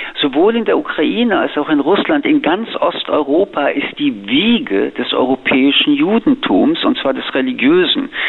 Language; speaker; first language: German; early bilingual, other home language; French